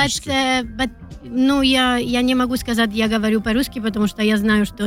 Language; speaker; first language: Russian; non-native, learner; Italian